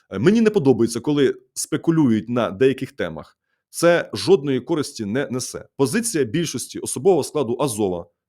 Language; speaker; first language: Ukrainian; native; Ukrainian